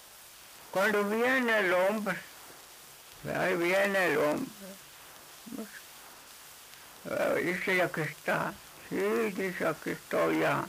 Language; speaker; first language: Spanish; non-native, local second language; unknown